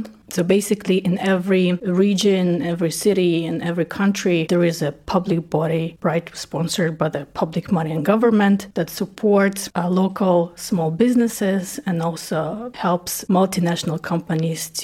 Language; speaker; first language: English; non-native, fluent; Russian